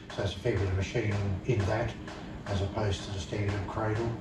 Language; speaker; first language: English; native; English